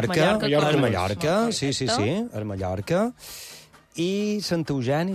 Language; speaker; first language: Catalan; native; Catalan